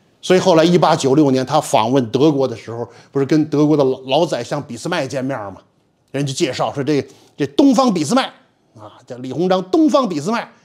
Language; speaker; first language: Chinese; native; Chinese